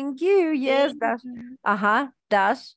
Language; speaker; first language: English; non-native, fluent; Ukrainian